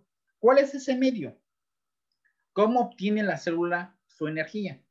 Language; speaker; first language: Spanish; native; Spanish